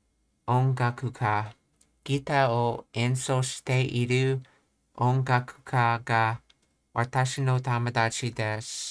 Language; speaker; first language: Japanese; non-native, learner; English